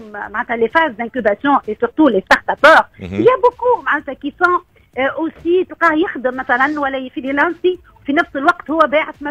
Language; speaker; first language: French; non-native, local second language; Arabic